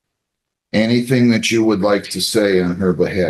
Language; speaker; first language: English; native; English